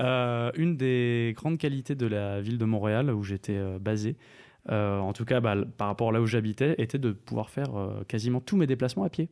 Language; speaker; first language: French; native; French